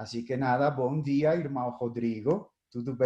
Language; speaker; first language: Portuguese; non-native, fluent; Spanish